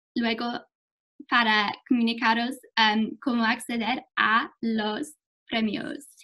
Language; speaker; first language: Spanish; non-native, fluent; English